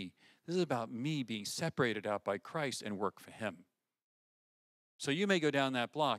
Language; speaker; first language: English; native; English